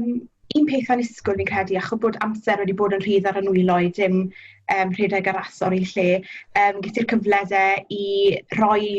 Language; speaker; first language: Welsh; native; Welsh